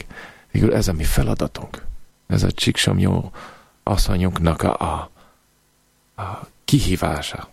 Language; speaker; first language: Hungarian; non-native, fluent; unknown